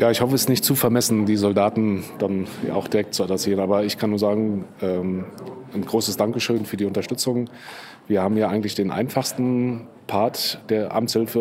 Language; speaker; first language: German; native; German